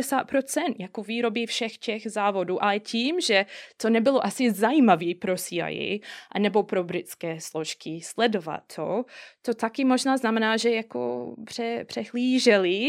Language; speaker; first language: Czech; non-native, fluent; English